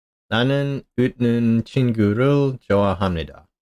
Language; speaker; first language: Korean; non-native, learner; English